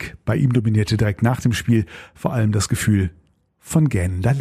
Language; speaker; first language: German; native; German